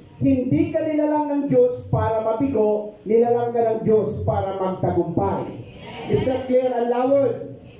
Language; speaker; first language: Filipino; non-native, local second language; Pampanga